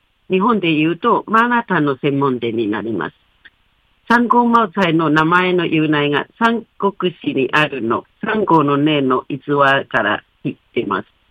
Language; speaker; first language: Japanese; non-native, fluent; Chinese